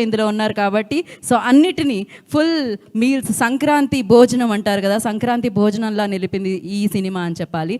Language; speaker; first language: Telugu; native; Telugu